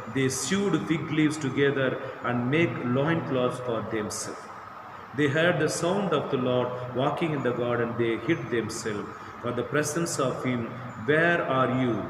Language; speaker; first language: English; non-native, local second language; Telugu